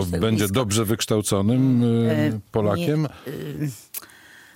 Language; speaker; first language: Polish; native; Polish